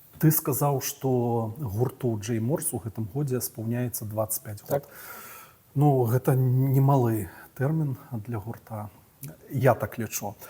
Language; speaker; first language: Belarusian; non-native, local second language; Russian